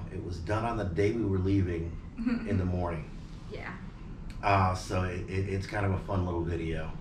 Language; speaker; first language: English; native; English